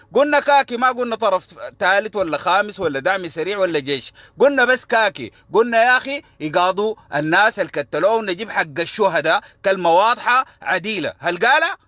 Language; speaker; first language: Arabic; native; Arabic